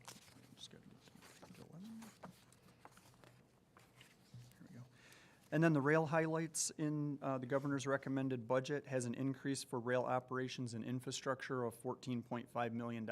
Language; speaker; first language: English; native; English